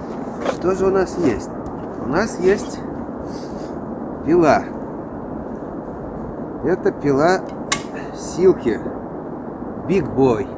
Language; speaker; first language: Russian; native; Russian